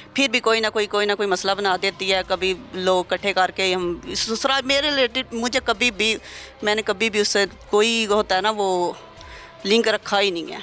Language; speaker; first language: Urdu; non-native, local second language; Punjabi